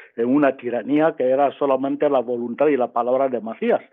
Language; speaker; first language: Spanish; non-native, local second language; Fang